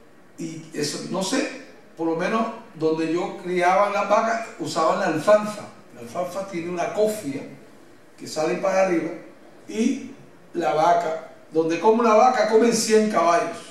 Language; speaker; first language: Spanish; native; Spanish